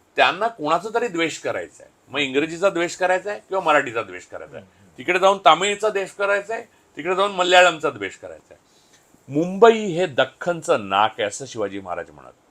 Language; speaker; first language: Marathi; native; Marathi